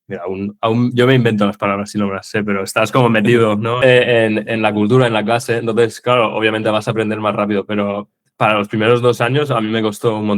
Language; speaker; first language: Spanish; early bilingual, other home language; English